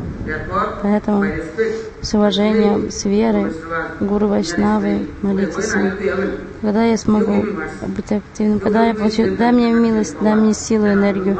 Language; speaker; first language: Russian; non-native, fluent; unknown